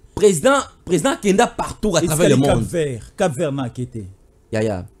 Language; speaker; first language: French; non-native, local second language; Lingala